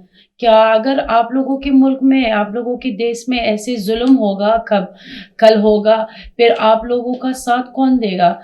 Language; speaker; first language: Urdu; non-native, fluent; Persian